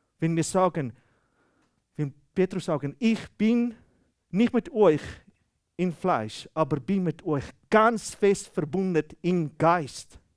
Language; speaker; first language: German; non-native, fluent; Afrikaans